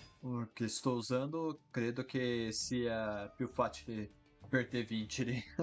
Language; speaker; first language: Italian; non-native, learner; Portuguese